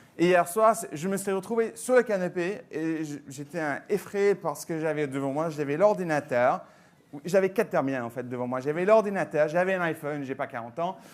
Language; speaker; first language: French; non-native, fluent; English